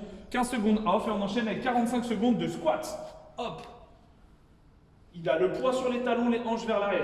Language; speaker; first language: French; native; French